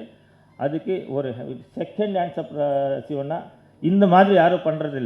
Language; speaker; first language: Tamil; non-native, learner; Kannada